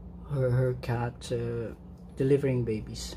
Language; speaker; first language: English; non-native, local second language; Filipino